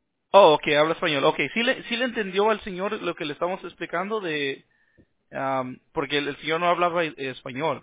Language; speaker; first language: Spanish; early bilingual, heritage; Spanish